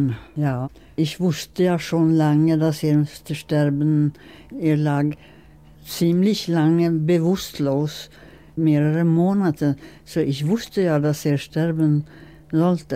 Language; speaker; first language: German; non-native, fluent; Swedish